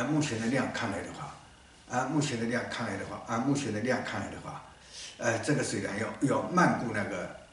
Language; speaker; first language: Chinese; native; Chinese